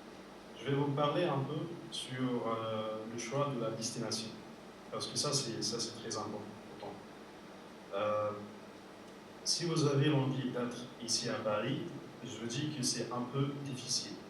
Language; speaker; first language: French; non-native, fluent; Arabic